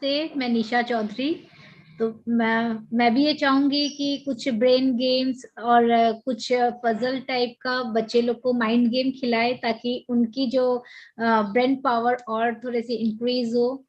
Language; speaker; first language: Hindi; native; Hindi